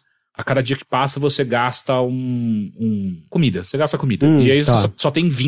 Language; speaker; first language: Portuguese; native; Portuguese